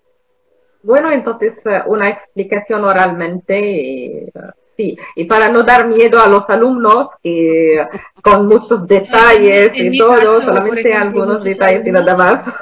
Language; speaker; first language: Spanish; non-native, local second language; Arabic